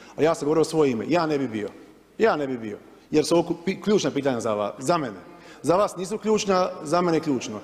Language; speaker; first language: Croatian; native; Croatian